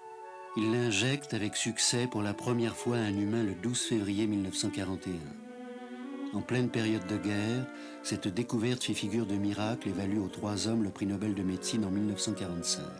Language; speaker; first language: French; native; French